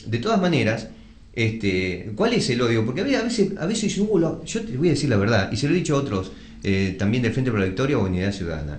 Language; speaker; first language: Spanish; native; Spanish